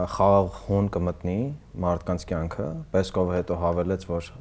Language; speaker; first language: Armenian; native; Armenian